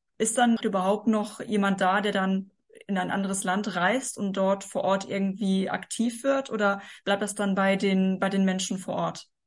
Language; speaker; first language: German; native; German